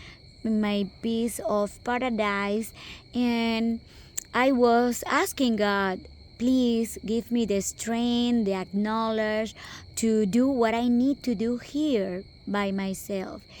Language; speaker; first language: English; non-native, local second language; Spanish